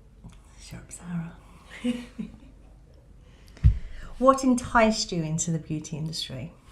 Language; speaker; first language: English; native; English